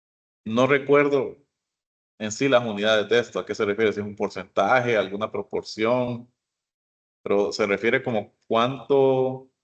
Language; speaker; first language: Spanish; native; Spanish